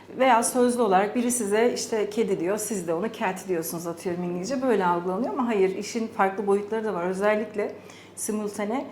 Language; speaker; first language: Turkish; early bilingual, heritage; Turkish